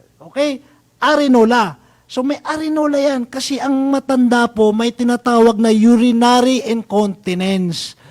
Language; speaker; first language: Filipino; non-native, local second language; Maranao